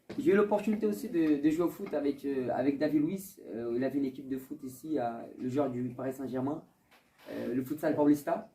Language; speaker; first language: French; early bilingual, other home language; Portuguese